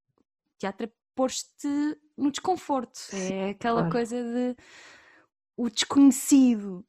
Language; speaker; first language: Portuguese; native; Portuguese